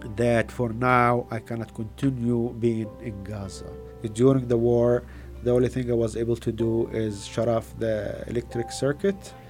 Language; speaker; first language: English; non-native, fluent; Arabic